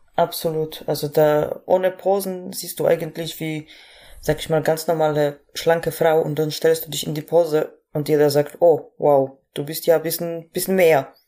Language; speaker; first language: German; non-native, fluent; Polish